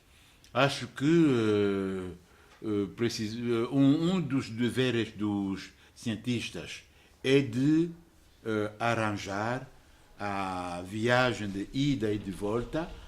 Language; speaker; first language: Portuguese; non-native, fluent; French